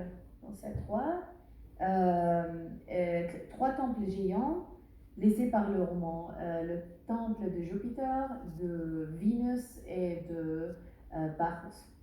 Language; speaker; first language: French; non-native, learner; Arabic